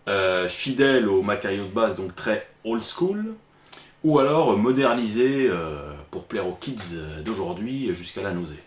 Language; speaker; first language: French; native; French